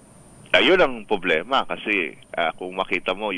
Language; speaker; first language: Filipino; native; Filipino